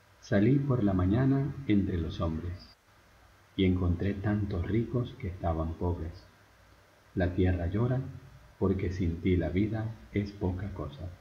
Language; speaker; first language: Spanish; native; Spanish